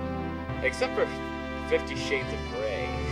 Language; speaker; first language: English; native; English